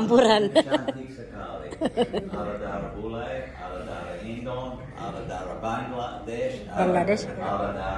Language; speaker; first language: Indonesian; non-native, learner; English